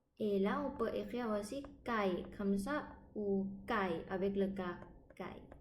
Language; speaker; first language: French; non-native, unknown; Thai